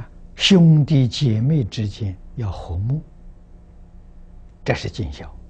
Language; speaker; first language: Chinese; native; Chinese